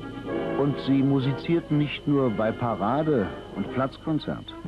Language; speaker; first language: German; native; German